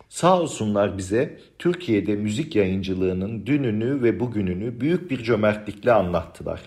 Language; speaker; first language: Turkish; native; Turkish